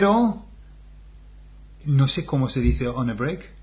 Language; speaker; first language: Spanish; non-native, learner; English